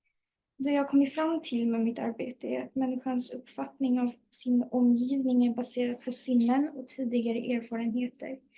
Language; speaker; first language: Swedish; native; Swedish